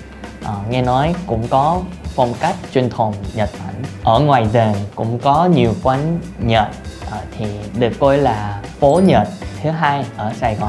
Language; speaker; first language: Vietnamese; non-native, fluent; Korean